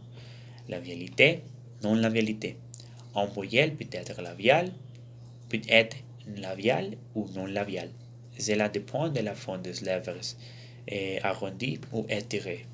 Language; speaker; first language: French; non-native, learner; Spanish